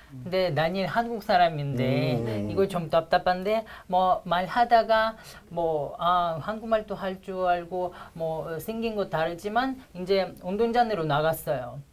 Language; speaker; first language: Korean; non-native, fluent; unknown